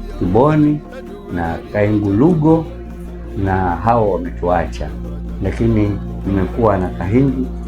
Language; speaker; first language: Swahili; non-native, local second language; Giryama